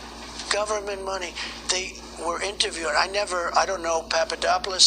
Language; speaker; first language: English; native; English